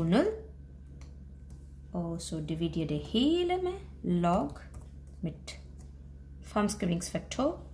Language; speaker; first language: Danish; non-native, fluent; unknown